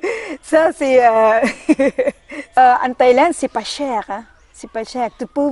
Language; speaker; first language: French; non-native, learner; Thai